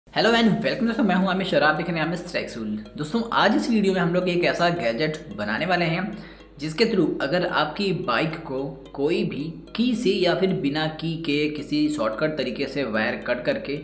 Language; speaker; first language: Hindi; native; Hindi